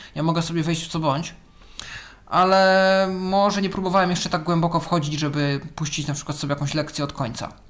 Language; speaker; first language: Polish; native; Polish